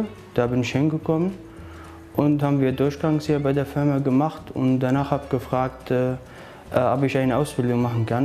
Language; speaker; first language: German; non-native, learner; Arabic